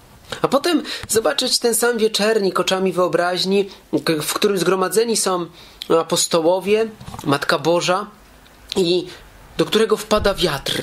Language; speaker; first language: Polish; native; Polish